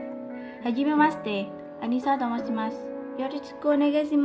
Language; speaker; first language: Japanese; non-native, learner; Indonesian